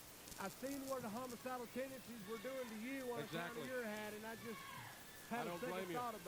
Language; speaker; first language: English; native; English